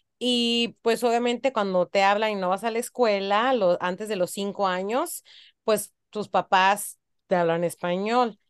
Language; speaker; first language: Spanish; early bilingual, heritage; Spanish